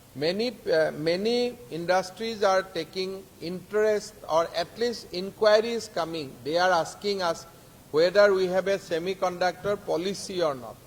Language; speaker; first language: English; non-native, local second language; Assamese